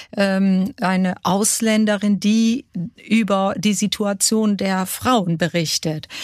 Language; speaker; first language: German; early bilingual, other home language; Kurdish